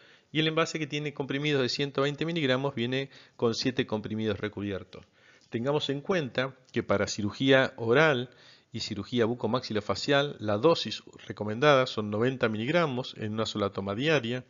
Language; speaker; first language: Spanish; native; Spanish